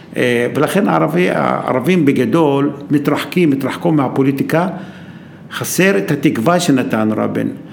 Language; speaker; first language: Hebrew; non-native, local second language; Arabic